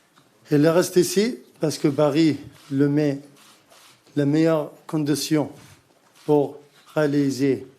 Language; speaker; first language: French; non-native, learner; Arabic